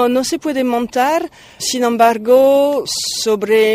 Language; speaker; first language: Spanish; non-native, fluent; French